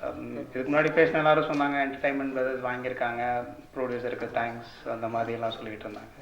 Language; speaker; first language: Tamil; native; Tamil